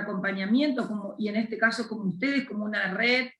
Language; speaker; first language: Spanish; native; Spanish